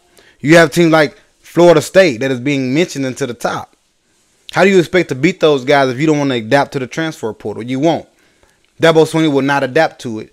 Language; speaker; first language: English; native; English